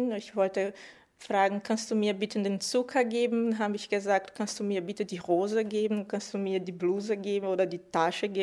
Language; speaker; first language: German; non-native, fluent; Portuguese